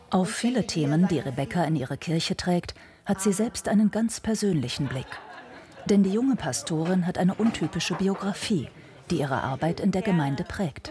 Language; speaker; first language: German; native; German